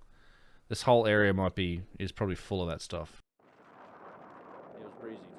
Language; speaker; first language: English; native; English